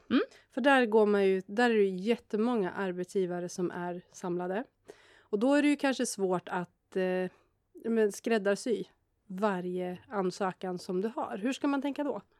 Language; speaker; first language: Swedish; native; Swedish